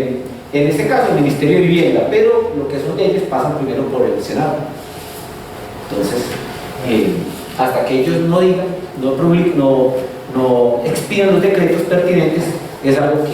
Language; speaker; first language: Spanish; native; Spanish